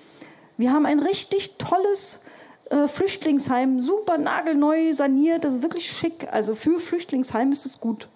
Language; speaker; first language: German; native; German